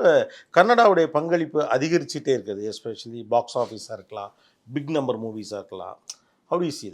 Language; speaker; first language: Tamil; native; Tamil